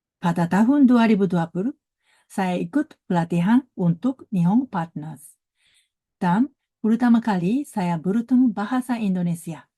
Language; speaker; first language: Indonesian; non-native, learner; Japanese